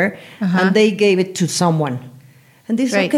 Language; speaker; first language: English; non-native, learner; Spanish